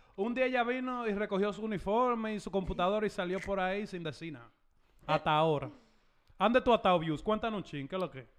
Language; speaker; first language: Spanish; early bilingual, heritage; Spanish